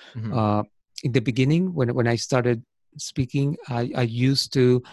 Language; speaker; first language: English; non-native, fluent; Spanish